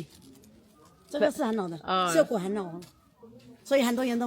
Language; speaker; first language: Chinese; non-native, local second language; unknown